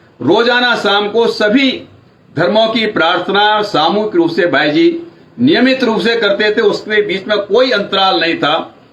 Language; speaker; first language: Hindi; native; Hindi